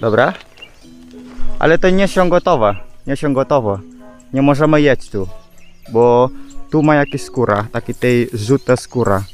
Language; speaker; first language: Polish; non-native, learner; Balinese